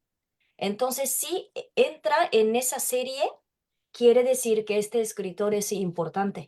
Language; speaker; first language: Spanish; non-native, fluent; Japanese